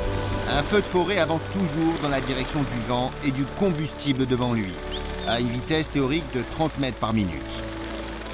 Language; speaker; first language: French; native; French